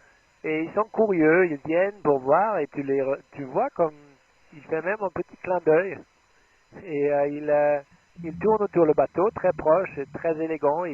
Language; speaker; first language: French; non-native, fluent; German